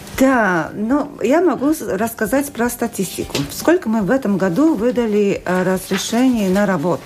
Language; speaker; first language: Russian; non-native, local second language; Latvian